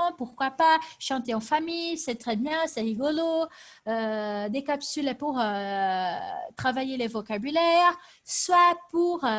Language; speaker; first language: French; non-native, fluent; Portuguese